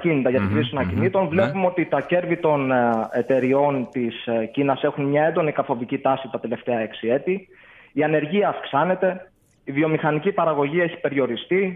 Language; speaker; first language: Greek; native; Greek